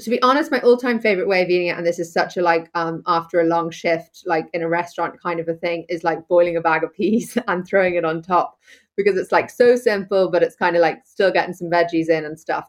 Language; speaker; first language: English; native; English